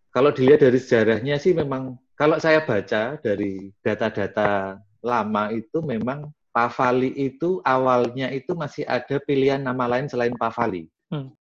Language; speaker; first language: Indonesian; non-native, local second language; Javanese